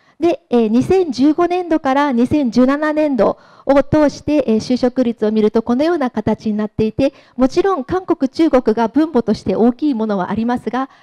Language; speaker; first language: Japanese; native; Japanese